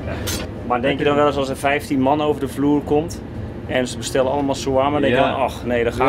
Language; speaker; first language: Dutch; native; Dutch